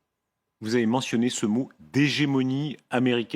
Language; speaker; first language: French; native; French